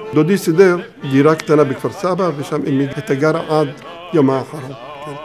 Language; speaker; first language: Hebrew; early bilingual, other home language; Arabic